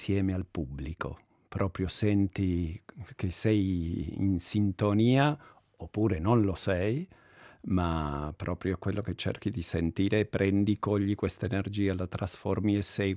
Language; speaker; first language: Italian; non-native, fluent; Spanish